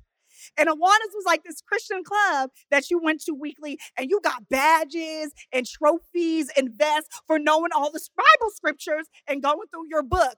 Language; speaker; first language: English; native; English